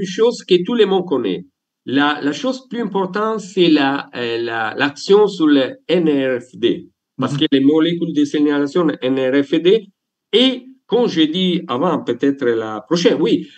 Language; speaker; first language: French; non-native, learner; Italian